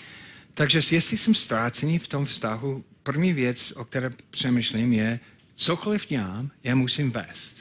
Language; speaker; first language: Czech; non-native, fluent; English